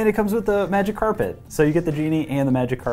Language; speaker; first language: English; native; English